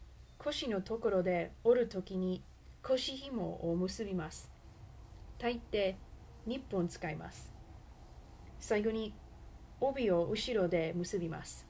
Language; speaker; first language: Japanese; non-native, learner; English